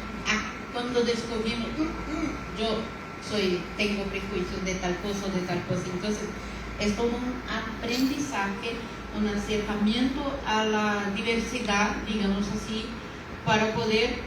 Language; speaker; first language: Spanish; non-native, fluent; Portuguese